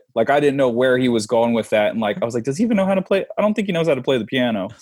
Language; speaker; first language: English; native; English